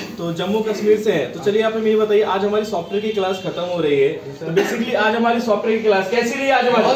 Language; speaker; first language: Hindi; native; Hindi